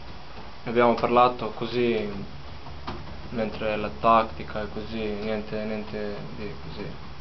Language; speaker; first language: Italian; non-native, fluent; Slovenian